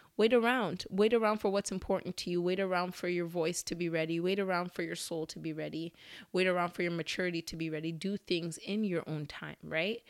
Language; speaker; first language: English; early bilingual, other home language; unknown